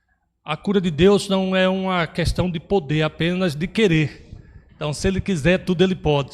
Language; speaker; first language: Portuguese; native; Portuguese